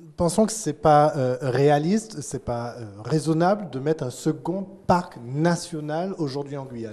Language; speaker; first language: French; native; French